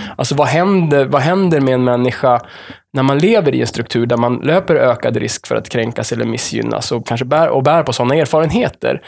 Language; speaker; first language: Swedish; native; Swedish